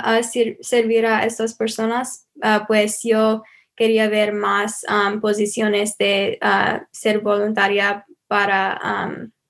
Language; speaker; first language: Spanish; non-native, learner; English